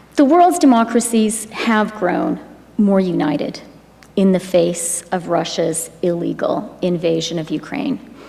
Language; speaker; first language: English; native; English